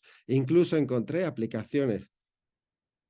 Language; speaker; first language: Spanish; native; Spanish